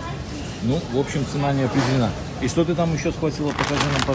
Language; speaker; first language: Russian; native; Russian